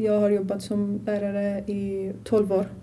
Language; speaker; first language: Swedish; non-native, learner; Persian